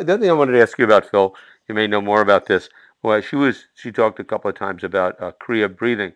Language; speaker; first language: English; native; English